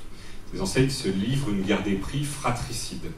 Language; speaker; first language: French; native; French